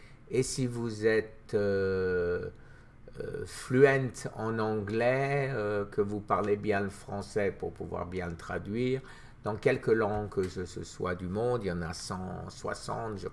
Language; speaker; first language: French; native; French